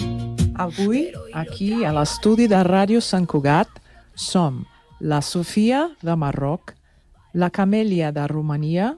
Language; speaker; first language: Catalan; non-native, learner; Portuguese